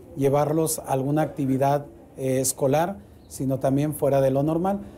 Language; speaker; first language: Spanish; native; Spanish